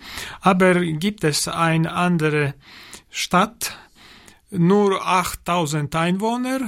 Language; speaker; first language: German; non-native, learner; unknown